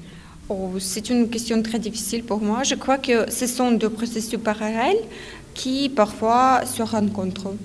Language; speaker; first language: French; non-native, fluent; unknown